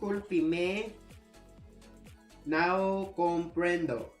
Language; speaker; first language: Spanish; non-native, learner; English